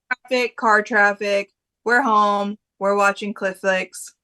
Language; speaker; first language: English; native; English